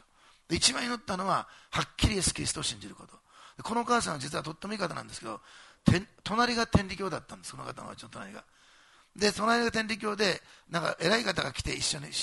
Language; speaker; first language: Japanese; native; Japanese